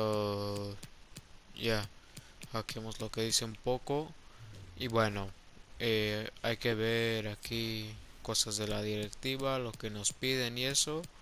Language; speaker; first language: Spanish; early bilingual, heritage; Spanish